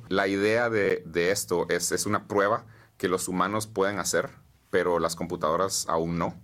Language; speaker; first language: Spanish; native; Spanish